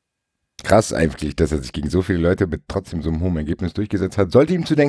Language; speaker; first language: German; native; German